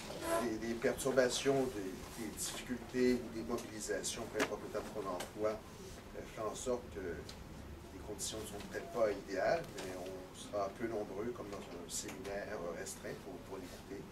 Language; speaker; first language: French; native; French